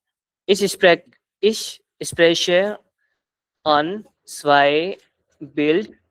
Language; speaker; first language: German; non-native, learner; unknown